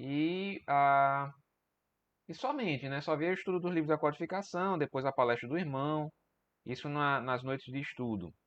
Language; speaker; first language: Portuguese; native; Portuguese